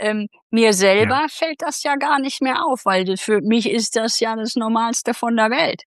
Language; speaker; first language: German; native; German